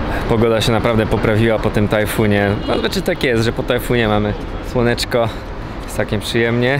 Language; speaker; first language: Polish; native; Polish